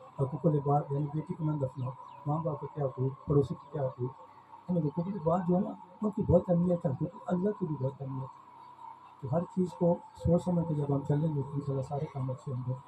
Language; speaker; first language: Urdu; non-native, local second language; Punjabi